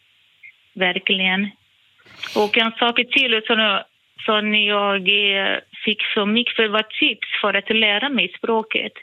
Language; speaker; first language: Swedish; non-native, fluent; Portuguese